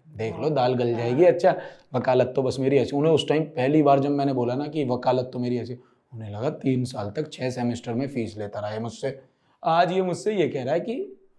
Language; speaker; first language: Hindi; native; Hindi